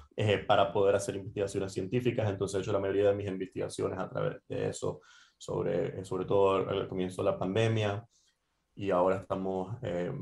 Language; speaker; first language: Spanish; native; Spanish